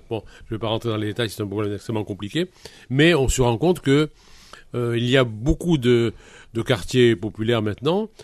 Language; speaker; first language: French; native; French